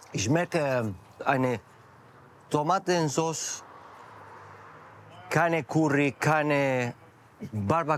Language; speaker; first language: German; non-native, learner; Spanish